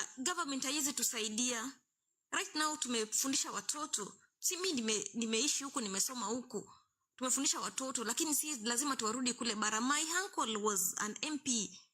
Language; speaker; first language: Swahili; non-native, local second language; Luo (Kenya and Tanzania)